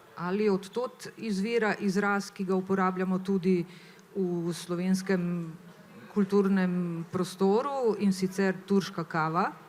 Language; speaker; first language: Slovenian; native; Slovenian